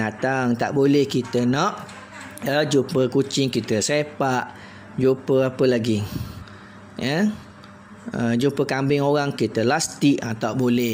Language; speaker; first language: Malay; native; Malay